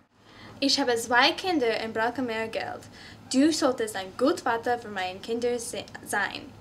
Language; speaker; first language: German; non-native, learner; English